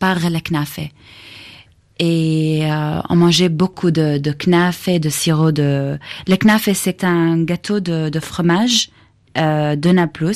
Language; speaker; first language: French; non-native, fluent; Arabic